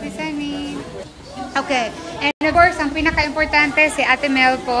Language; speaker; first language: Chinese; non-native, fluent; Filipino